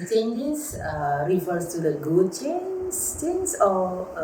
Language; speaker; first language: English; non-native, learner; Indonesian